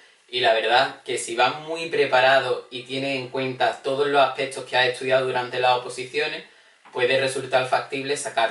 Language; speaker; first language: Spanish; native; Spanish